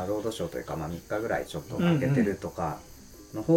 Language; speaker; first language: Japanese; native; Japanese